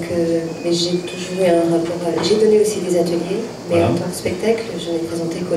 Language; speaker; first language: French; native; French